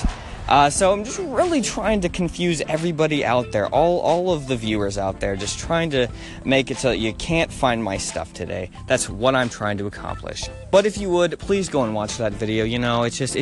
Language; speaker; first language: English; native; English